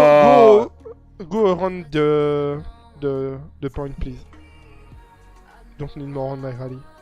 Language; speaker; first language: English; non-native, learner; French